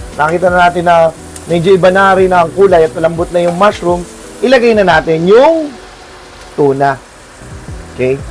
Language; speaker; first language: Filipino; native; Filipino